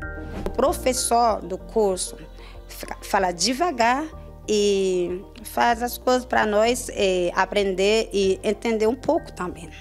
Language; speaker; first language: Portuguese; non-native, learner; Haitian Creole